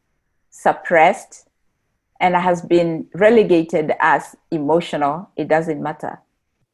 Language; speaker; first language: English; non-native, local second language; Meru